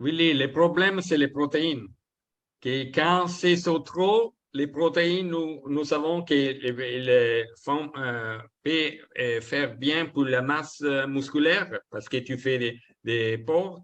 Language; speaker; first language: French; non-native, learner; Italian